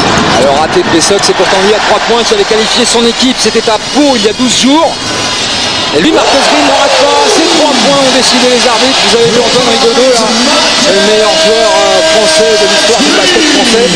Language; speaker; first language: French; native; French